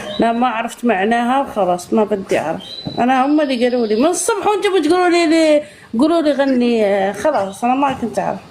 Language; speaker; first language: Arabic; native; Arabic